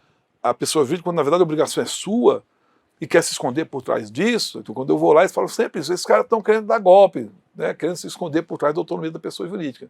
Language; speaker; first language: Portuguese; native; Portuguese